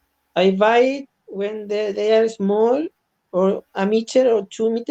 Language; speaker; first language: English; non-native, learner; Spanish